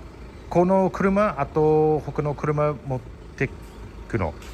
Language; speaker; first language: Japanese; non-native, fluent; English